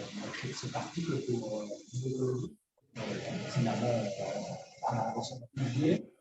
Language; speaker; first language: French; non-native, fluent; Spanish